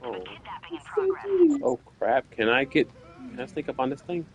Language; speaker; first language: English; native; English